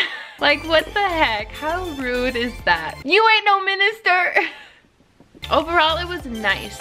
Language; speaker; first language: English; native; English